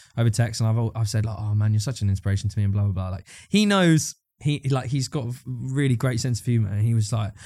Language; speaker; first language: English; native; English